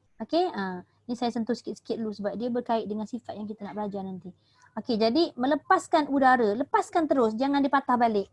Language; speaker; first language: Malay; native; Malay